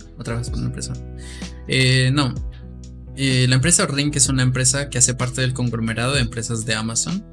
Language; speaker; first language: Spanish; native; Spanish